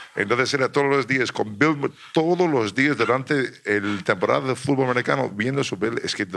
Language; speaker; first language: Spanish; non-native, fluent; English